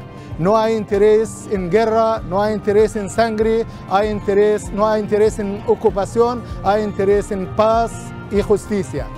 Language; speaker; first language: Spanish; non-native, learner; Arabic